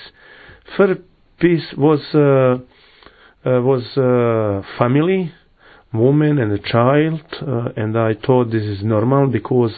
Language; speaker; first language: English; non-native, learner; Bosnian